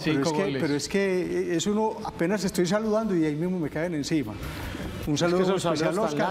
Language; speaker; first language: Spanish; native; Spanish